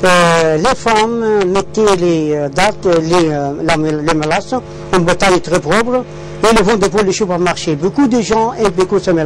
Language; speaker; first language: French; non-native, learner; Arabic